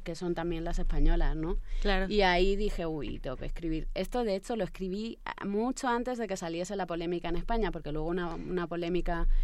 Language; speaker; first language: Spanish; native; Spanish